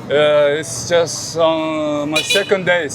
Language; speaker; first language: English; non-native, learner; Mongolian